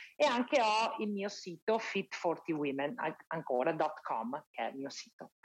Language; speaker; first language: Italian; native; Italian